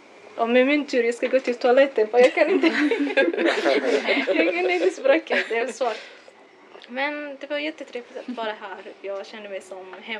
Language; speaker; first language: Swedish; non-native, learner; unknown